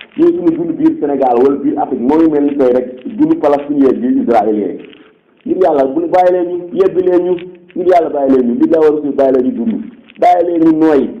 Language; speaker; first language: Wolof; non-native, local second language; Fula